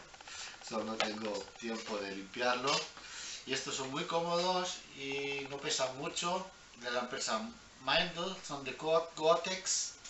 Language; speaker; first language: Spanish; early bilingual, heritage; Spanish